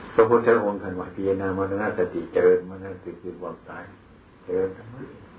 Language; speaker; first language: Thai; non-native, local second language; Northeastern Thai